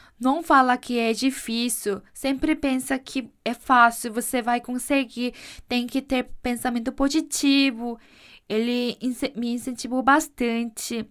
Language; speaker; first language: Portuguese; non-native, fluent; Korean